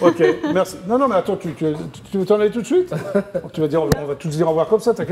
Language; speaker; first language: French; native; French